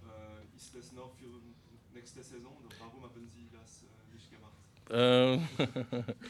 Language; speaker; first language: German; non-native, local second language; French